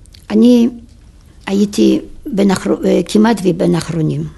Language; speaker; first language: Hebrew; non-native, fluent; Yiddish